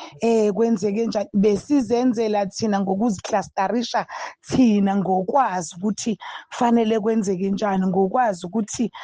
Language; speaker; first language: Zulu; native; Zulu